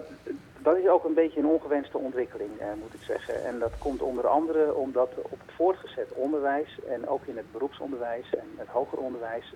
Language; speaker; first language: Dutch; native; Dutch